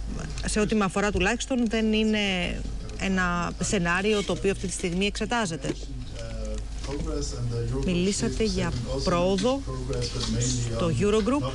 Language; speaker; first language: Greek; native; Greek